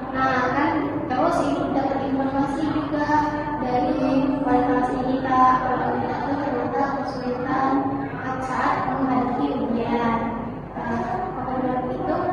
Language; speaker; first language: Indonesian; native; Indonesian